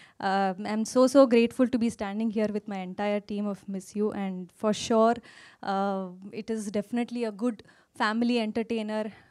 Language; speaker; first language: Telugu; non-native, fluent; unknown